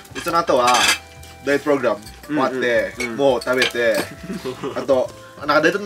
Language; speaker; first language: Japanese; non-native, fluent; Indonesian